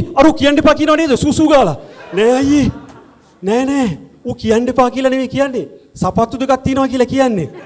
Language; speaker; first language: Sinhala; non-native, local second language; Tamil